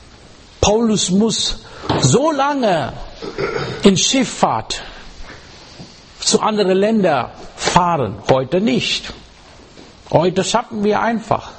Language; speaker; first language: German; non-native, learner; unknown